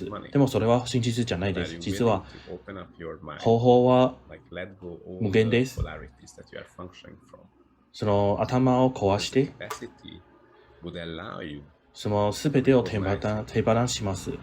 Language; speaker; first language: Japanese; non-native, learner; English